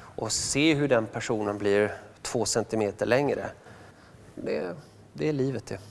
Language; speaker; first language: Swedish; early bilingual, other home language; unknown